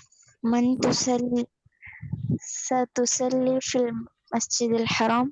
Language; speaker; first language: Arabic; non-native, learner; Tamil